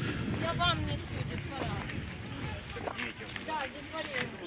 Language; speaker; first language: Russian; native; Russian